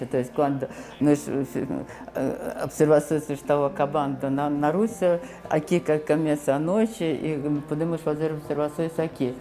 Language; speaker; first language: Portuguese; non-native, fluent; Russian